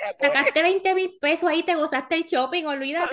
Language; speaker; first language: Spanish; early bilingual, heritage; Spanish